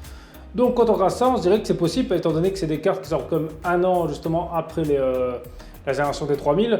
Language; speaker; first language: French; native; French